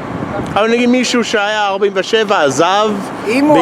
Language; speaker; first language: Hebrew; non-native, fluent; English